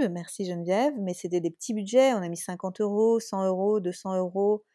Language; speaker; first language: French; native; French